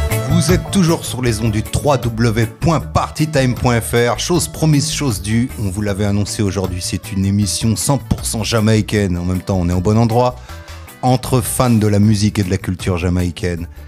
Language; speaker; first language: French; native; French